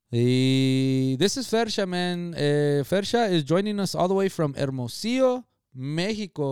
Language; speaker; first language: English; early bilingual, other home language; Spanish